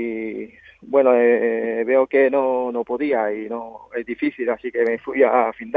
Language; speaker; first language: Spanish; non-native, learner; Japanese